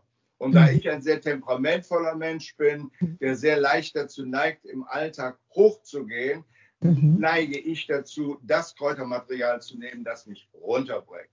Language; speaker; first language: German; native; German